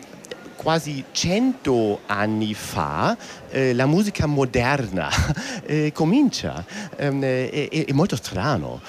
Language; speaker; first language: Italian; non-native, learner; German